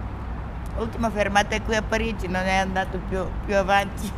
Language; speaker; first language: Italian; non-native, learner; Bulgarian